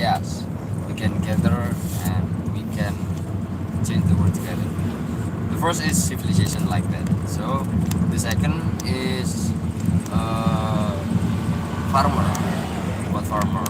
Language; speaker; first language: English; non-native, learner; Indonesian